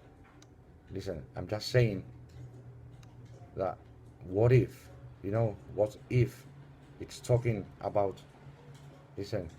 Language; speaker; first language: English; non-native, fluent; Spanish